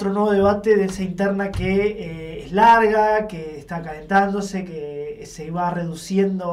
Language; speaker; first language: Spanish; native; Spanish